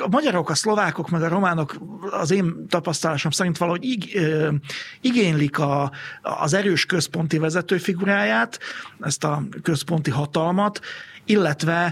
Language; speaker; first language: Hungarian; native; Hungarian